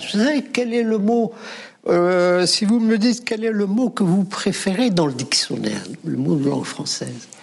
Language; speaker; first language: French; non-native, local second language; Arabic